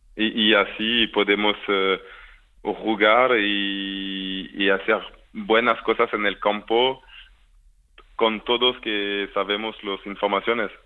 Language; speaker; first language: Spanish; non-native, fluent; French